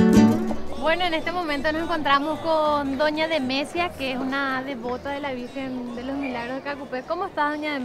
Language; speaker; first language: Spanish; native; Spanish